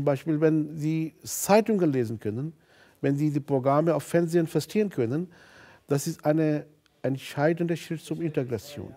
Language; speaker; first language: German; non-native, fluent; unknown